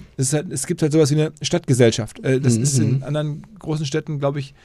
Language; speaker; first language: German; native; German